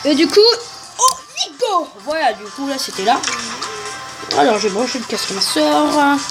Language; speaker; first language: French; native; French